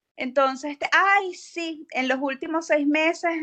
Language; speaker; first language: Spanish; native; Spanish